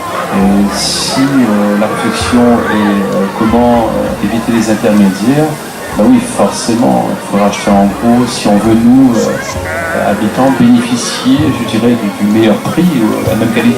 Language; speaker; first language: French; native; French